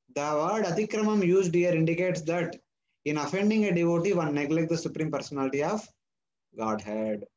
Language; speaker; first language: English; non-native, local second language; Telugu